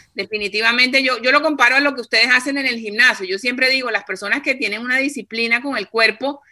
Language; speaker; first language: Spanish; native; Spanish